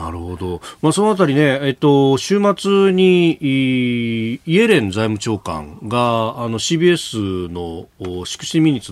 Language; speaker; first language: Japanese; native; Japanese